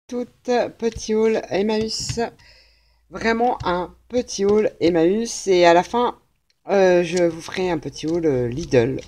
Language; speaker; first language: French; native; French